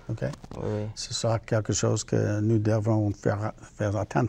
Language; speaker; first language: French; non-native, learner; English